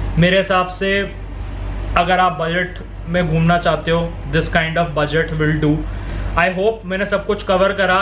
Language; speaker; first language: Hindi; native; Hindi